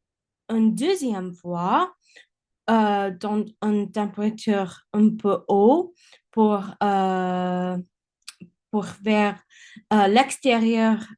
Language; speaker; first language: French; non-native, learner; English